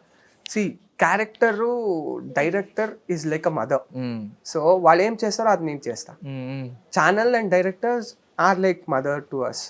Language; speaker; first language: Telugu; non-native, learner; Kannada